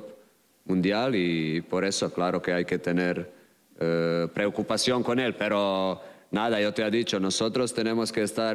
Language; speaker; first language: Spanish; non-native, fluent; Croatian